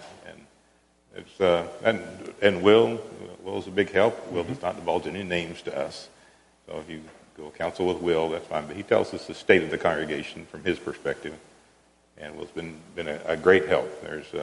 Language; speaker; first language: English; native; English